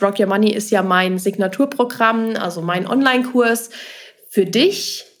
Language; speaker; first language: German; native; German